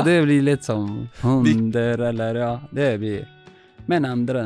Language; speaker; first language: Swedish; non-native, learner; Arabic